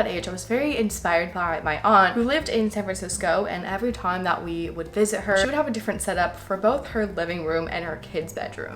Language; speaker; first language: English; native; English